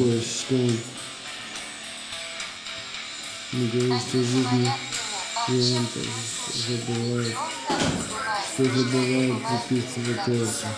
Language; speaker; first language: English; non-native, learner; Russian